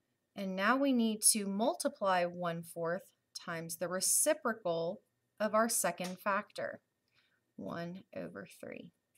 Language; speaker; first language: English; native; English